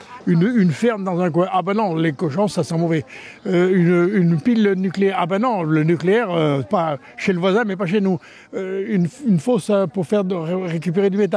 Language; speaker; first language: French; native; French